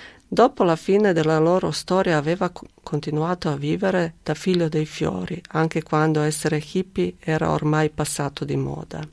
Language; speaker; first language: Italian; non-native, fluent; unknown